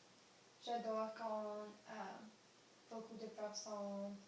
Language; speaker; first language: French; non-native, learner; English